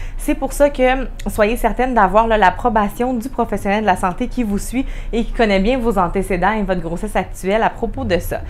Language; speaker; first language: French; native; French